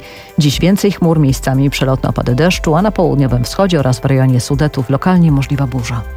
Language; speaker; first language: Polish; native; Polish